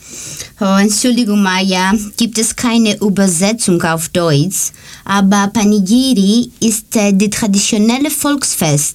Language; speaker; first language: German; non-native, learner; Greek